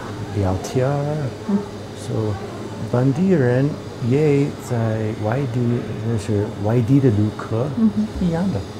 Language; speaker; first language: Chinese; non-native, learner; English